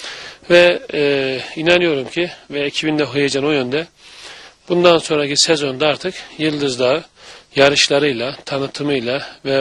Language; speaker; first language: Turkish; native; Turkish